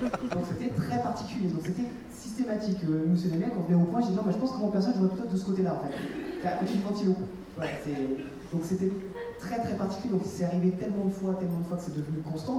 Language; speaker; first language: French; native; French